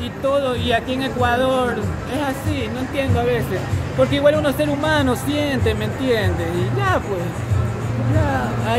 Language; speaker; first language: Spanish; native; Spanish